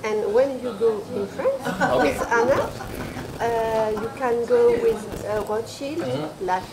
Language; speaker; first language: English; non-native, learner; French